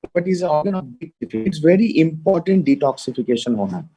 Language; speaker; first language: English; non-native, local second language; Hindi